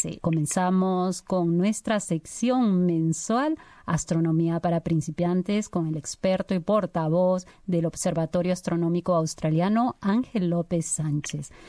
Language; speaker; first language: Spanish; native; Spanish